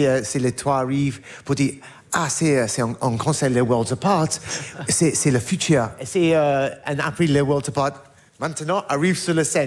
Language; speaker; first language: French; non-native, learner; English